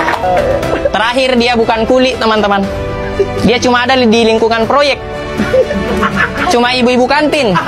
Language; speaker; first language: Indonesian; native; Indonesian